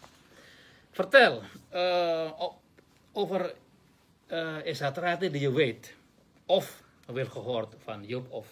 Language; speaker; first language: Dutch; non-native, learner; Indonesian